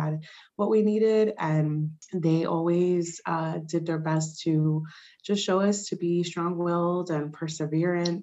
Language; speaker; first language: English; early bilingual, other home language; Spanish